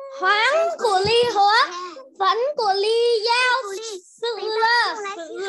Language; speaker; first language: Chinese; non-native, learner; Vietnamese